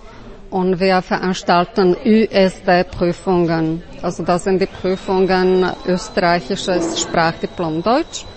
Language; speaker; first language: German; non-native, fluent; Slovak